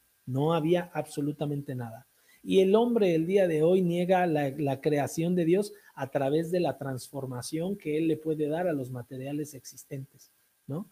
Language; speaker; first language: Spanish; native; Spanish